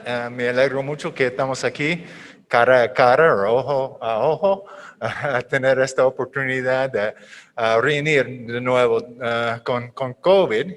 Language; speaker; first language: Spanish; non-native, fluent; English